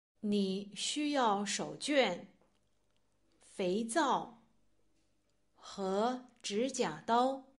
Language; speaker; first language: Chinese; non-native, learner; Russian